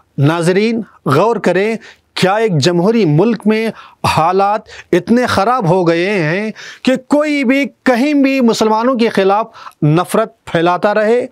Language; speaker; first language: Urdu; native; Urdu